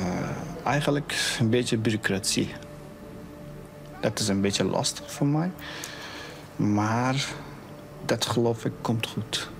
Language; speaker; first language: Dutch; non-native, learner; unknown